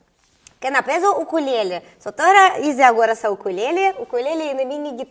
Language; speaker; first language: Greek; non-native, learner; Russian